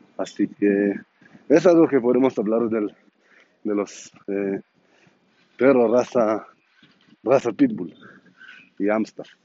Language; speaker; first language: Spanish; non-native, learner; Hebrew